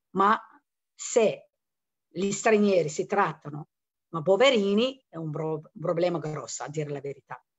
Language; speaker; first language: Italian; non-native, fluent; Somali